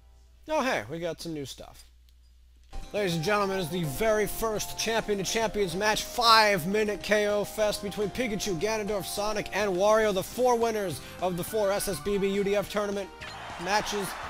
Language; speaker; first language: English; native; English